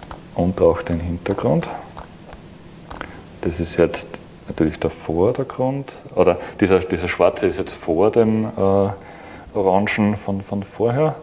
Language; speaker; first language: German; native; German